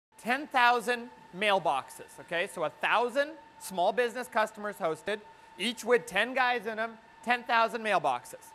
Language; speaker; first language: English; native; English